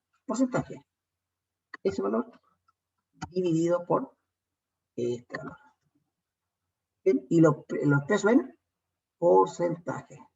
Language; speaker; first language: Spanish; native; Spanish